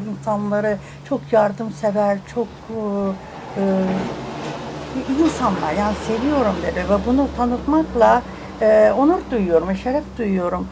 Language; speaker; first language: Turkish; early bilingual, heritage; English